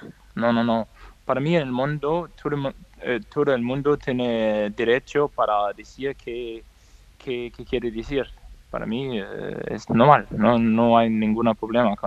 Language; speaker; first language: Spanish; non-native, learner; Danish